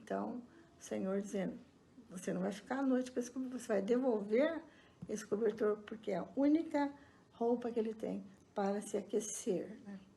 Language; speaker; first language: Portuguese; native; Portuguese